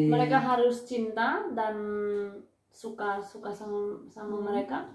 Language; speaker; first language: Indonesian; non-native, fluent; Spanish